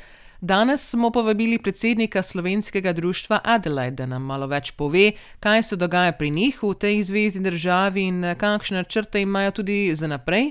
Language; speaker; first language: Slovenian; native; Slovenian